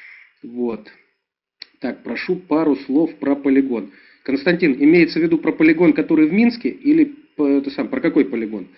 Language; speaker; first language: Russian; native; Russian